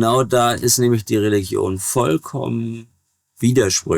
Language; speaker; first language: German; native; German